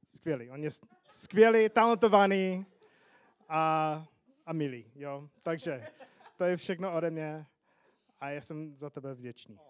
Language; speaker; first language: Czech; non-native, fluent; English